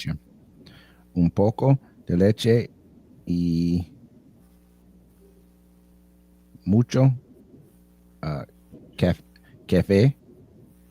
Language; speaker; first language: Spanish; non-native, learner; English